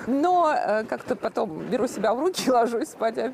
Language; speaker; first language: Russian; native; Russian